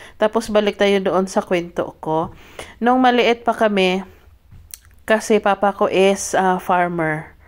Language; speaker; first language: Filipino; non-native, local second language; Cebuano